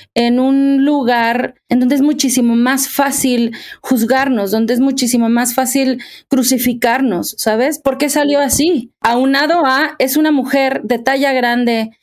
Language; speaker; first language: Spanish; native; Spanish